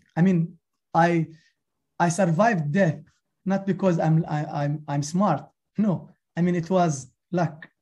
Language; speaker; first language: English; non-native, fluent; Arabic